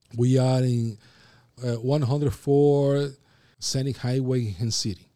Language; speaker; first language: English; non-native, fluent; Spanish